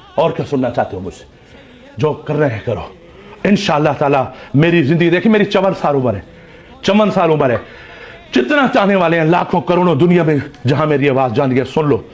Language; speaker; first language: Urdu; non-native, local second language; Saraiki